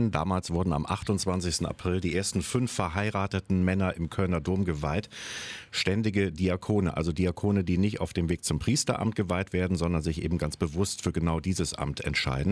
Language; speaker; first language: German; native; German